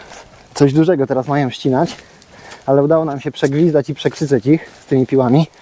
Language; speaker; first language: Polish; native; Polish